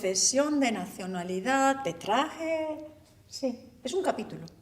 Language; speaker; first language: Spanish; non-native, fluent; Turkish